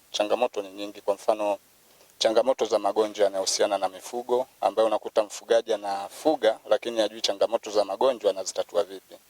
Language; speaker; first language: Swahili; native; Swahili